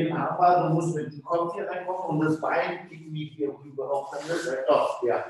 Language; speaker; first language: German; non-native, fluent; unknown